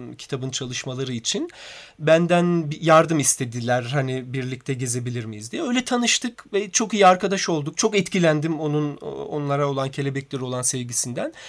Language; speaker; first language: Turkish; native; Turkish